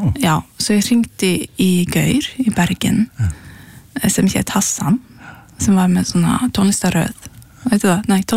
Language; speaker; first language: Icelandic; early bilingual, heritage; Icelandic